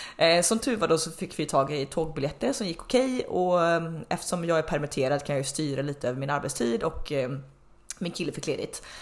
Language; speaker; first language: Swedish; native; Swedish